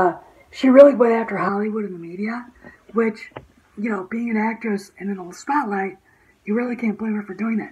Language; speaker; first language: English; native; English